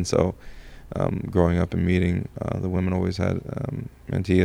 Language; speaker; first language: English; native; English